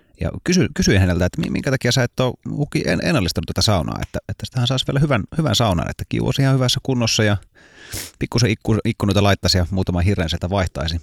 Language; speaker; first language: Finnish; native; Finnish